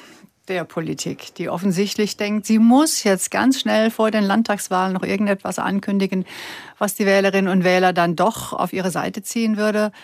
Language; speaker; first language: German; native; German